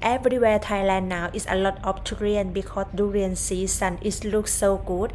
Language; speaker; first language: English; non-native, learner; Thai